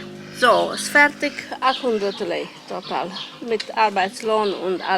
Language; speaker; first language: German; non-native, learner; Romanian